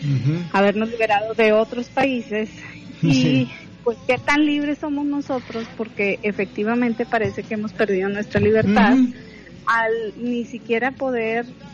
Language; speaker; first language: Spanish; native; Spanish